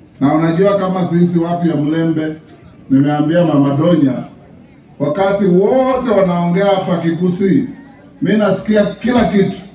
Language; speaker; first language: Swahili; non-native, local second language; Luyia